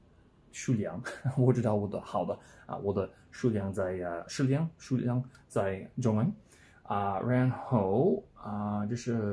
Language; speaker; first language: Chinese; non-native, learner; English